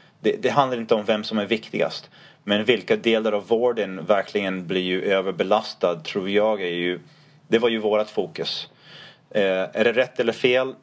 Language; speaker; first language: Swedish; non-native, fluent; English